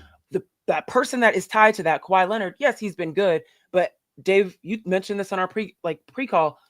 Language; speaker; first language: English; native; English